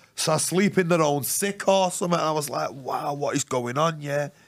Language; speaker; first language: English; native; English